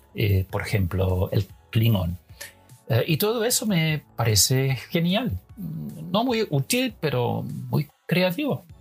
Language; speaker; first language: Spanish; non-native, fluent; Dutch